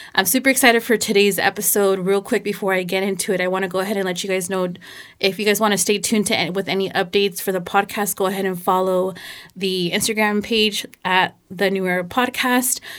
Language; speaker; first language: English; early bilingual, other home language; Spanish